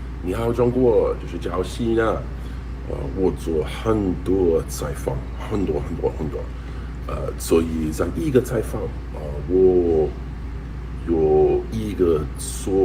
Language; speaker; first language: Chinese; non-native, learner; English